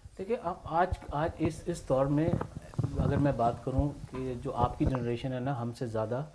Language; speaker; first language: Urdu; native; Urdu